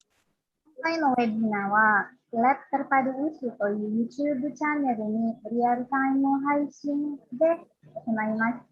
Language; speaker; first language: Japanese; non-native, fluent; Indonesian